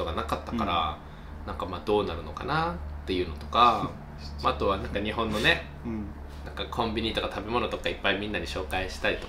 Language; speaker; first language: Japanese; native; Japanese